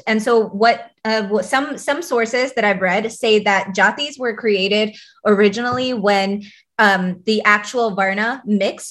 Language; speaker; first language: English; native; English